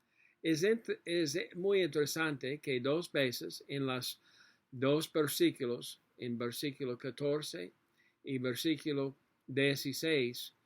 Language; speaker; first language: Spanish; non-native, learner; English